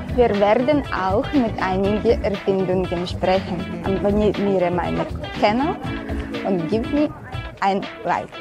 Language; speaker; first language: German; non-native, learner; Russian